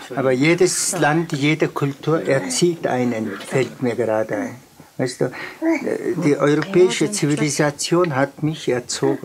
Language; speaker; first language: German; non-native, fluent; Tuvinian